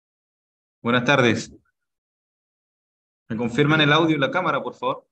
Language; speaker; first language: Spanish; native; Spanish